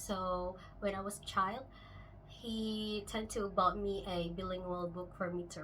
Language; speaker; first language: English; non-native, local second language; Indonesian